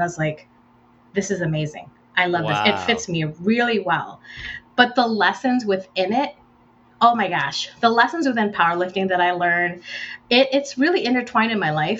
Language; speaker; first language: English; native; English